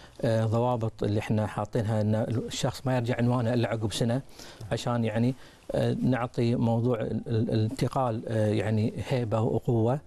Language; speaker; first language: Arabic; native; Arabic